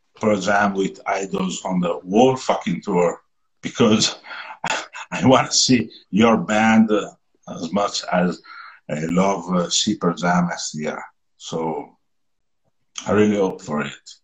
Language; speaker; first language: English; non-native, learner; Italian